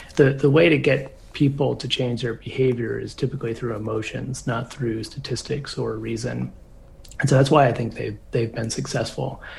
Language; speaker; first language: English; native; English